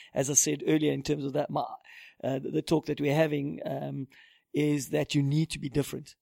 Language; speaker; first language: English; native; English